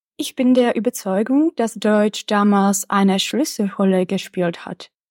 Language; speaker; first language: German; non-native, fluent; Czech